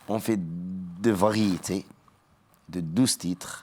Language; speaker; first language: French; non-native, learner; Arabic